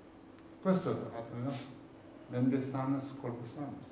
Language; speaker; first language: Italian; non-native, learner; Tibetan